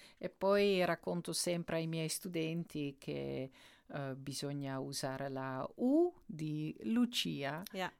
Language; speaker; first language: Italian; non-native, fluent; Dutch